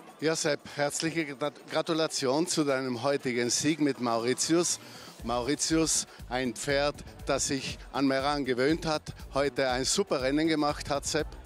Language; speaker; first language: German; native; German